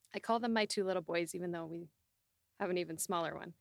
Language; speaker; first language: English; native; English